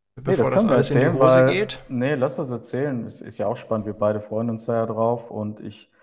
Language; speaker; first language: German; early bilingual, other home language; Turkish